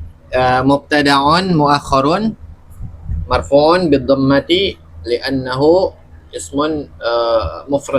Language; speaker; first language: Arabic; non-native, learner; Indonesian